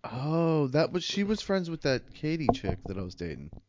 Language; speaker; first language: English; native; English